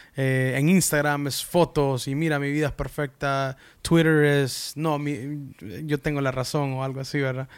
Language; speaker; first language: Spanish; early bilingual, heritage; Spanish